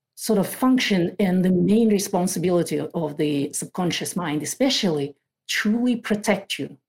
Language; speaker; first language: English; non-native, fluent; Kazakh